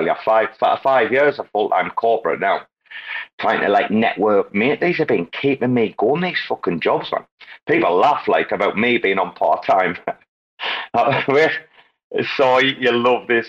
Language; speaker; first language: English; native; English